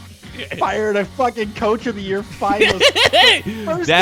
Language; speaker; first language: English; native; English